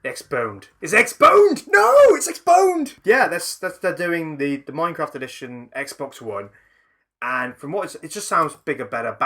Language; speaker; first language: English; native; English